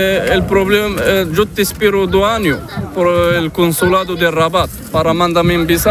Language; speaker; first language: Spanish; non-native, learner; Arabic